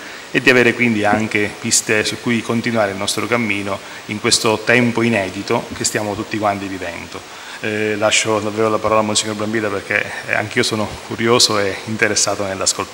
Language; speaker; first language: Italian; native; Italian